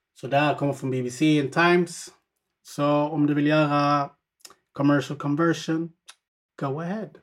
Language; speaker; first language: Swedish; early bilingual, other home language; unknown